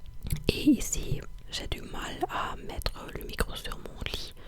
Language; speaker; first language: French; non-native, fluent; English